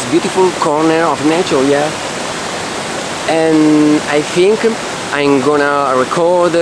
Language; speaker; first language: English; non-native, fluent; Italian